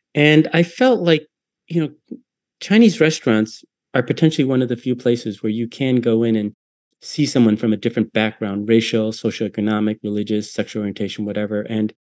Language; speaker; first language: English; native; English